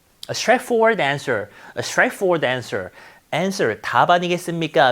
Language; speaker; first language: English; non-native, fluent; Korean